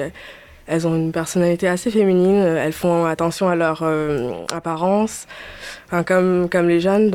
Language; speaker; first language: French; early bilingual, other home language; Chinese